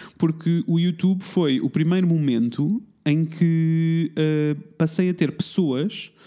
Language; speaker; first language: Portuguese; native; Portuguese